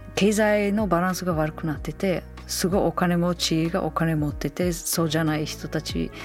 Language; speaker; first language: Japanese; non-native, fluent; Uzbek